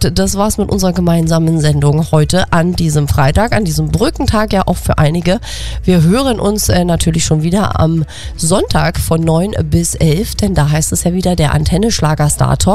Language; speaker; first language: German; native; German